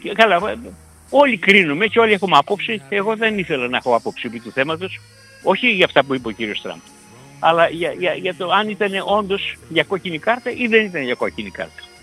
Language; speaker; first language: Greek; early bilingual, heritage; Greek